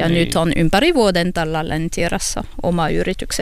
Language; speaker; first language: Finnish; non-native, learner; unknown